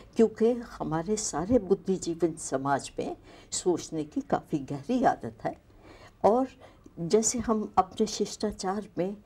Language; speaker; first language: Urdu; non-native, local second language; Punjabi